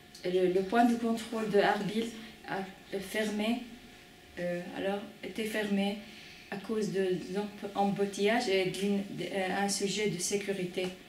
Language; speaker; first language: French; non-native, fluent; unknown